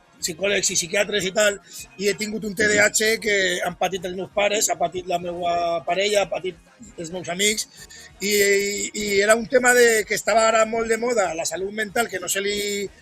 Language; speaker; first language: Catalan; non-native, local second language; Spanish